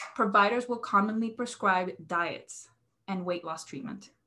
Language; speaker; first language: English; non-native, fluent; Spanish